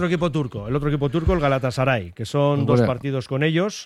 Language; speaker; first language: Spanish; native; Spanish